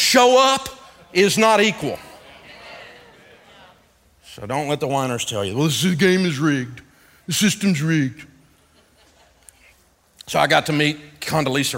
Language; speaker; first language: English; native; English